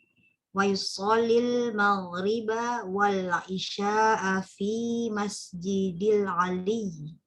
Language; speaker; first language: Arabic; non-native, learner; Indonesian